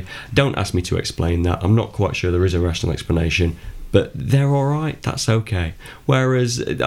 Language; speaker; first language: English; native; English